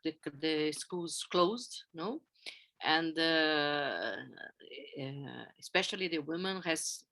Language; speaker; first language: English; non-native, fluent; Portuguese